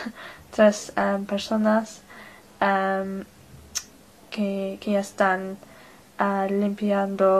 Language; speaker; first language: Spanish; non-native, learner; English